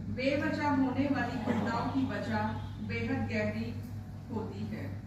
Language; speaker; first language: Hindi; non-native, local second language; Punjabi